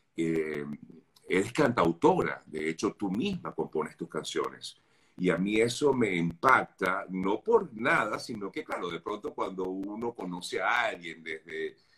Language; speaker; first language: Spanish; native; Spanish